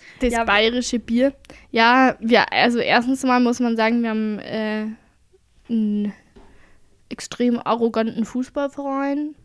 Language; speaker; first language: German; native; German